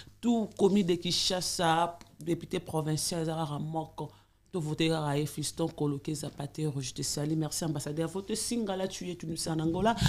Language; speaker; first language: French; non-native, local second language; Lingala